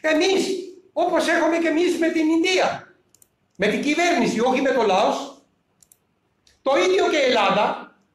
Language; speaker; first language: Greek; non-native, fluent; Urdu